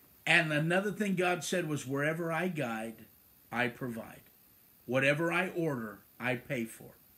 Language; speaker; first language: English; native; English